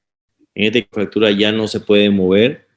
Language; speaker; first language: Spanish; native; Spanish